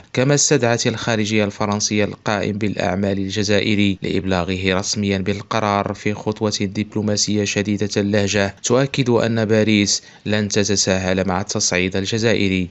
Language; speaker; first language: Arabic; native; Arabic